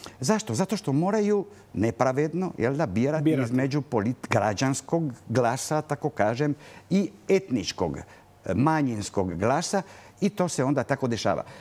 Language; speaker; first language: Croatian; non-native, local second language; Italian